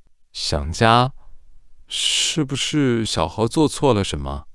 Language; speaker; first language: Chinese; non-native, fluent; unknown